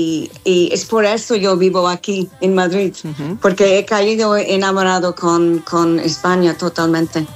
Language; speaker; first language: Spanish; non-native, learner; English